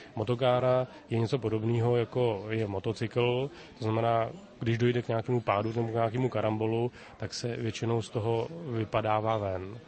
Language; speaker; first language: Czech; native; Czech